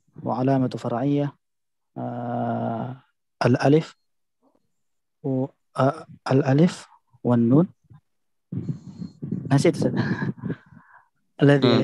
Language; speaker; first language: Arabic; non-native, learner; Indonesian